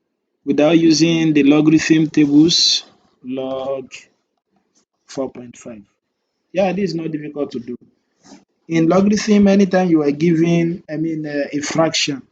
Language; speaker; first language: English; non-native, local second language; Yoruba